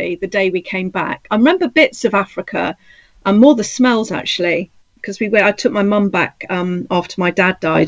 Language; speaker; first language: English; native; English